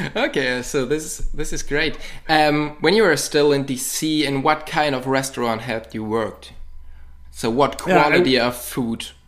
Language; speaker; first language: English; non-native, fluent; German